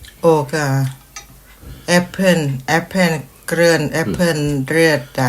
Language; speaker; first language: Swedish; non-native, learner; Thai